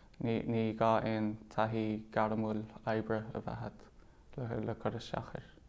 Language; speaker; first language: Irish; native; Irish